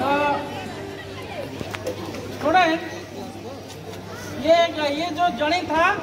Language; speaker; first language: Hindi; non-native, local second language; Odia